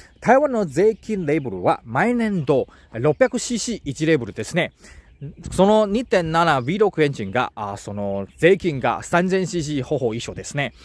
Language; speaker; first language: Japanese; non-native, learner; Chinese